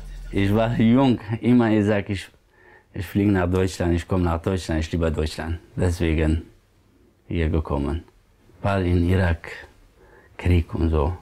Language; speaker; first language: German; non-native, learner; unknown